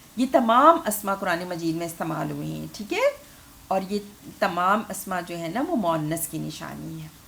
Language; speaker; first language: Urdu; native; Urdu